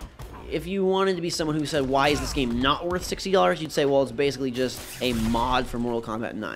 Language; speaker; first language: English; native; English